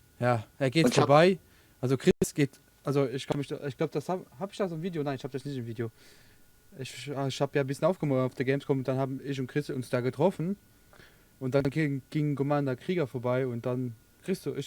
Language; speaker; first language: German; non-native, local second language; Luxembourgish